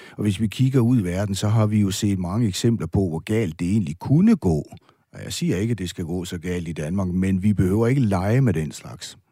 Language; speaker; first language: Danish; native; Danish